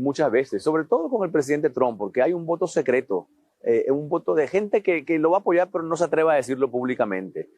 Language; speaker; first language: Spanish; native; Spanish